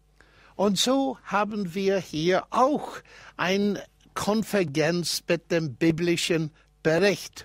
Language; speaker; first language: German; non-native, fluent; English